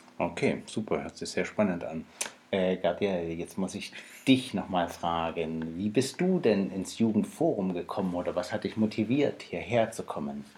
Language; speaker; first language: German; native; German